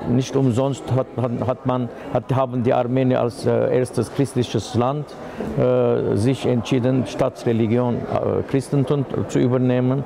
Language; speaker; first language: German; non-native, fluent; Armenian